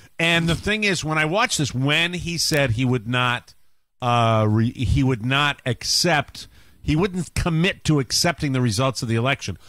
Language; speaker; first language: English; native; English